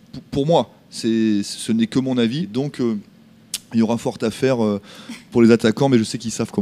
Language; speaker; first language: French; native; French